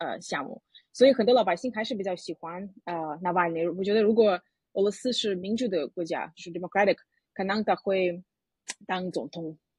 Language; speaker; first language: Chinese; non-native, fluent; Russian